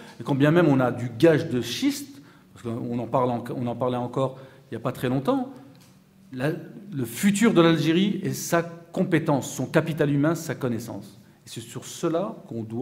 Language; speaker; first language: French; native; French